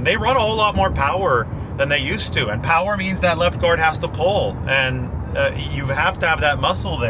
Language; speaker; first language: English; native; English